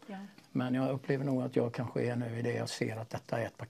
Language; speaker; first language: Swedish; native; Swedish